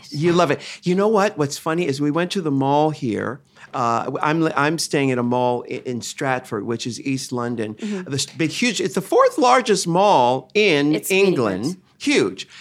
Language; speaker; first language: English; native; English